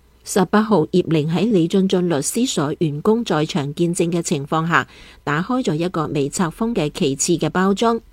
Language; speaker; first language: Chinese; non-native, local second language; Cantonese